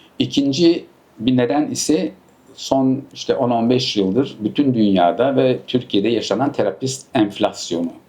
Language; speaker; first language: Turkish; early bilingual, heritage; Turkish